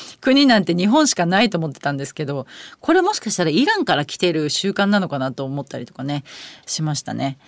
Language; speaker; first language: Japanese; native; Japanese